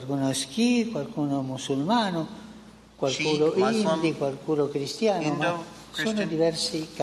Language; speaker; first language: Italian; non-native, fluent; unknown